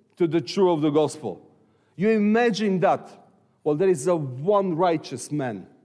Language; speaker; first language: English; non-native, fluent; Serbian